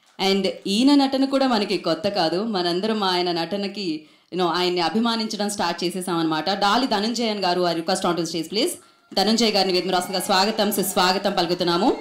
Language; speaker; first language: Telugu; native; Telugu